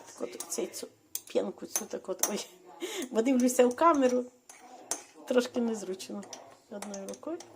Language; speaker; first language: Ukrainian; native; Ukrainian